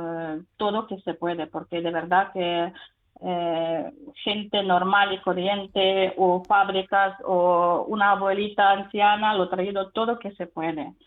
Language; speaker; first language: Spanish; non-native, fluent; Ukrainian